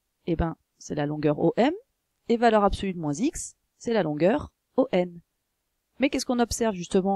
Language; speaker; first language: French; native; French